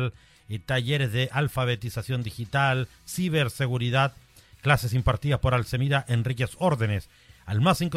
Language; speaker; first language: Spanish; native; Spanish